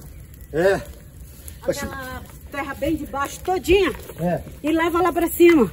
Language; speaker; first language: Portuguese; native; Portuguese